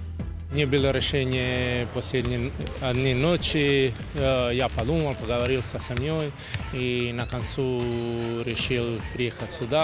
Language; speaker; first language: Russian; non-native, fluent; Lithuanian